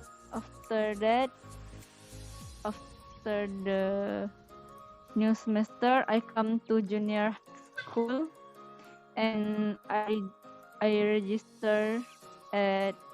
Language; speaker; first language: English; non-native, learner; Indonesian